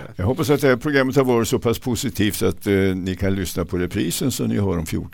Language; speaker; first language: Swedish; native; Swedish